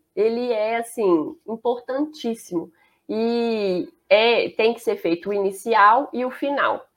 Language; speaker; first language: Portuguese; native; Portuguese